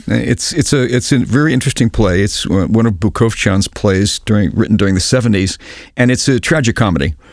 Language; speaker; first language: English; native; English